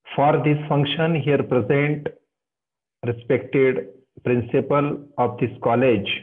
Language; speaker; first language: English; non-native, local second language; Marathi